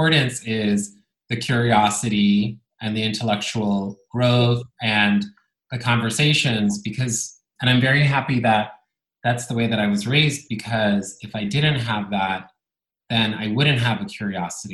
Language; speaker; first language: English; non-native, fluent; Italian